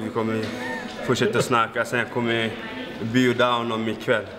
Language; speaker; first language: Swedish; non-native, fluent; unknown